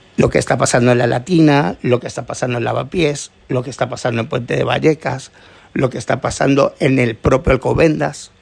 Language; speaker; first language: Spanish; native; Spanish